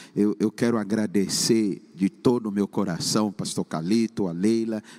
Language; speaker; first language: Portuguese; non-native, fluent; English